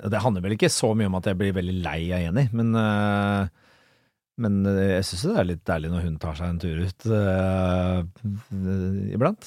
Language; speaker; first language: Norwegian; early bilingual, other home language; Persian